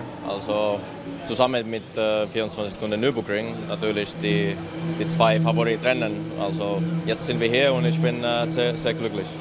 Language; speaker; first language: German; non-native, fluent; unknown